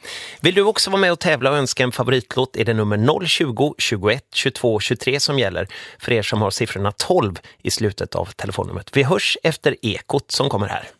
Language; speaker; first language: Swedish; native; Swedish